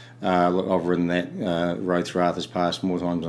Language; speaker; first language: English; native; English